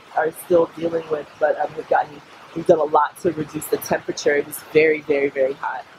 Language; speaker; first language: English; native; English